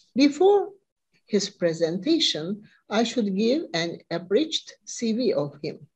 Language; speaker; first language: English; non-native, fluent; Turkish